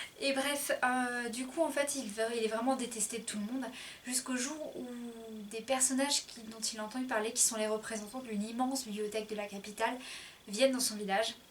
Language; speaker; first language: French; native; French